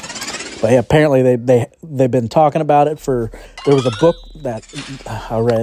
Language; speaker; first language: English; native; English